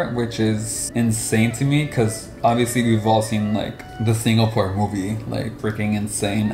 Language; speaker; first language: English; native; English